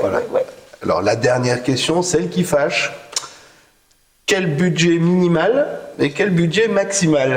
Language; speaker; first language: French; native; French